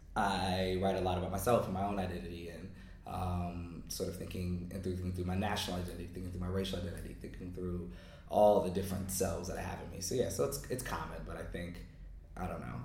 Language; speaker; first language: English; native; English